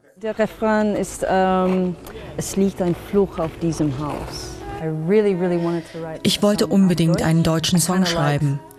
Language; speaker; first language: German; non-native, fluent; English